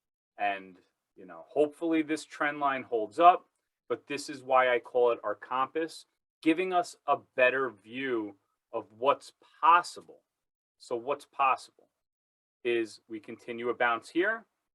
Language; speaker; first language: English; native; English